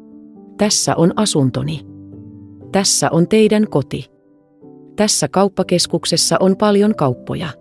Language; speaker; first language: Finnish; non-native, fluent; Vietnamese